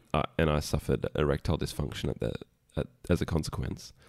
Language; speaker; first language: English; native; English